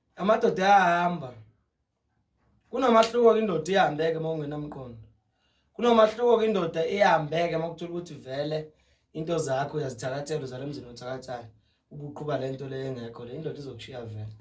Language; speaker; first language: Zulu; non-native, local second language; Xhosa